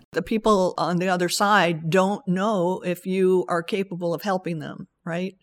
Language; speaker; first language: English; native; English